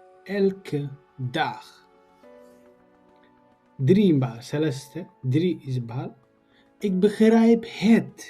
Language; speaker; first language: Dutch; non-native, learner; Tigrinya